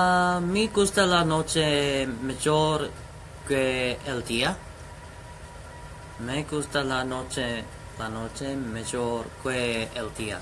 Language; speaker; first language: Spanish; non-native, learner; Korean